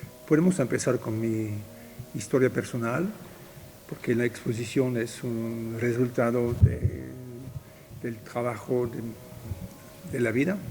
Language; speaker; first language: Spanish; non-native, fluent; French